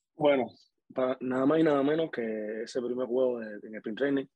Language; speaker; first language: Spanish; native; Spanish